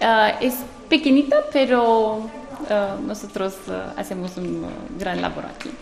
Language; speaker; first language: Spanish; non-native, learner; Romanian